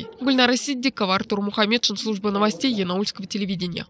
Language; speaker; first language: Russian; native; Russian